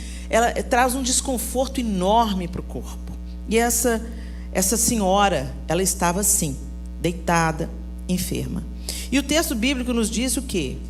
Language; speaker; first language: Portuguese; native; Portuguese